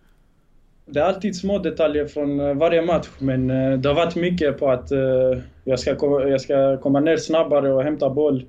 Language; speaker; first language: Swedish; early bilingual, other home language; Bosnian